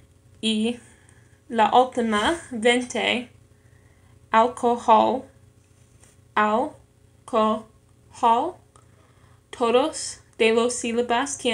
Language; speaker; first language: Spanish; non-native, learner; English